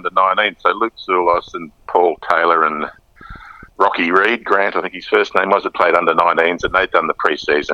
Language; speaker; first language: English; native; English